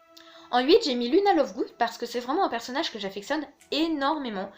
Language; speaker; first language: French; native; French